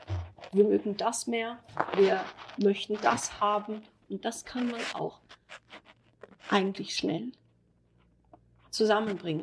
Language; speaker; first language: German; non-native, fluent; Italian